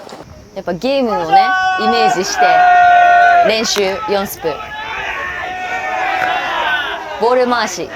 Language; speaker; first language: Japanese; non-native, fluent; Korean